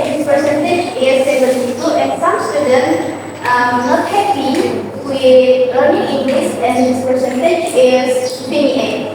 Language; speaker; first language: English; non-native, learner; Indonesian